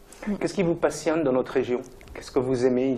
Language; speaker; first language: French; native; French